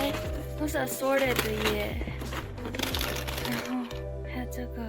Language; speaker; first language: Chinese; early bilingual, heritage; Chinese